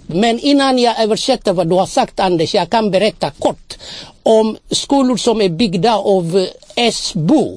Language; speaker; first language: Swedish; non-native, fluent; Amharic